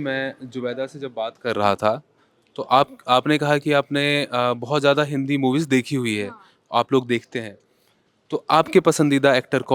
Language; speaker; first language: Hindi; native; Hindi